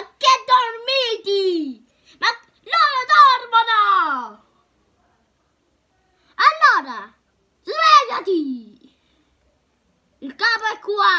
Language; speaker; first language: Italian; early bilingual, heritage; Italian